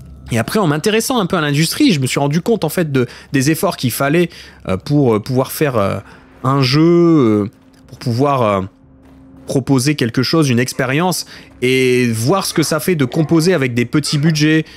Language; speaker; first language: French; native; French